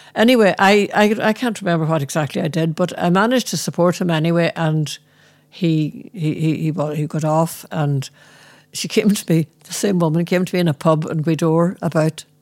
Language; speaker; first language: English; native; English